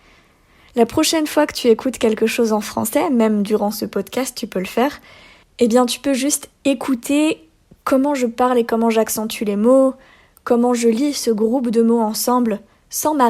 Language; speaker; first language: French; native; French